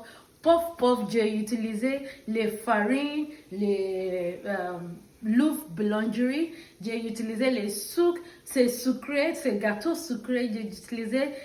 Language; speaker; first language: French; non-native, learner; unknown